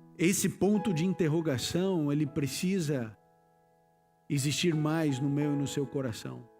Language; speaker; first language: Portuguese; native; Portuguese